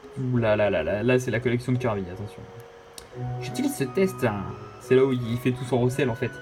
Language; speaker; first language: French; native; French